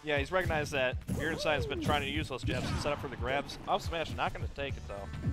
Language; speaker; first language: English; native; English